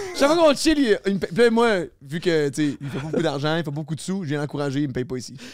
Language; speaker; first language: French; native; French